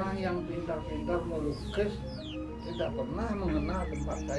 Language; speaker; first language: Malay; non-native, local second language; Balinese